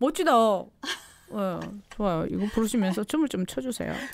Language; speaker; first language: Korean; native; Korean